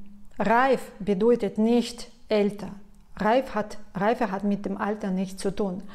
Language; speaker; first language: German; non-native, fluent; Russian